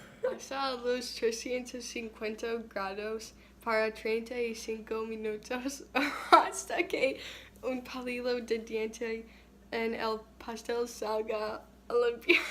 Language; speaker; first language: Spanish; non-native, learner; English